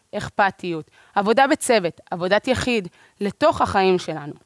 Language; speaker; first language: Hebrew; native; Hebrew